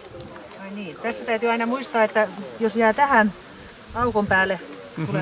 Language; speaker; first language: Finnish; native; Finnish